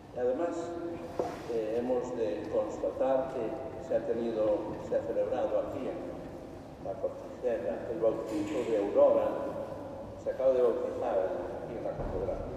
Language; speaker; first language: Spanish; native; Spanish